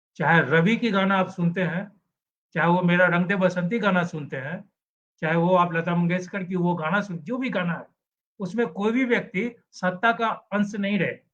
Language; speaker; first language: Hindi; native; Hindi